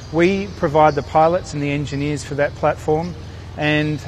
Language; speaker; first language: English; native; English